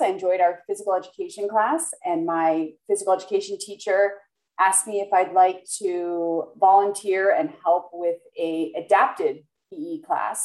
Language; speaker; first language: English; native; English